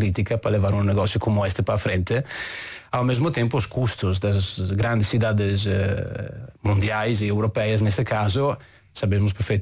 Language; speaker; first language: Portuguese; non-native, fluent; Italian